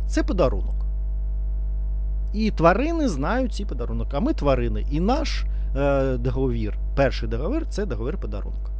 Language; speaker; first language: Ukrainian; non-native, learner; Russian